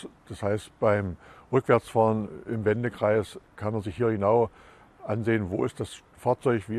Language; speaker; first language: German; native; German